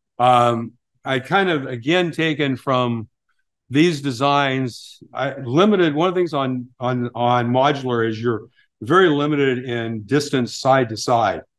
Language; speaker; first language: English; native; English